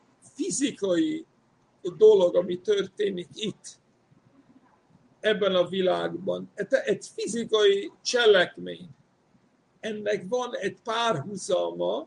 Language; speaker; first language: Hungarian; non-native, fluent; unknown